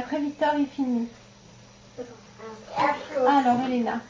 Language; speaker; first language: French; native; French